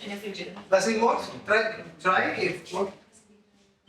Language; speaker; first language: English; non-native, fluent; Spanish